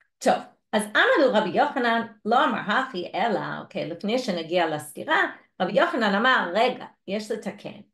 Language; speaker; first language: Hebrew; non-native, fluent; English